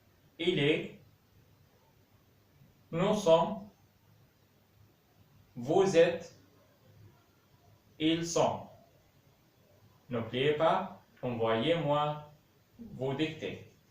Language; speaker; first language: French; non-native, local second language; Arabic